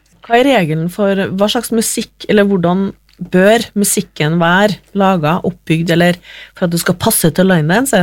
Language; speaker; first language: Norwegian; native; Norwegian